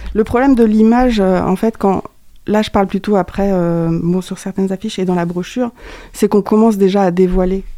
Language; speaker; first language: French; native; French